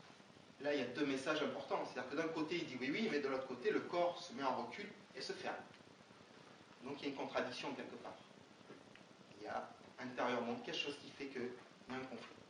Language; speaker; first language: French; native; French